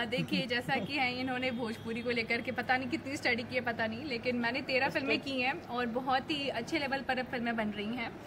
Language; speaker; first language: Hindi; native; Hindi